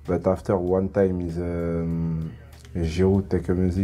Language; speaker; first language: English; non-native, learner; French